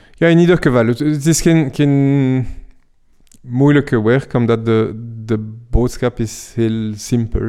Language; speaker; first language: Dutch; non-native, fluent; French